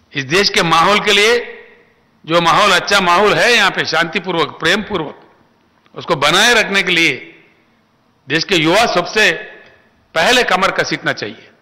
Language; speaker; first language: Hindi; non-native, local second language; Telugu